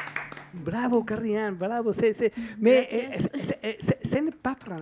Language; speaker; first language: French; non-native, fluent; Spanish